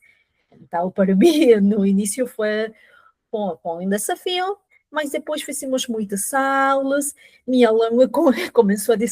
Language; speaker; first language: Portuguese; non-native, fluent; Spanish